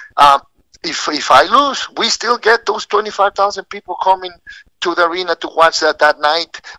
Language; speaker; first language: English; non-native, fluent; Spanish